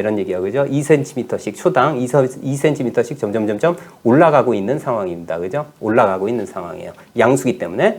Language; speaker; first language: Korean; native; Korean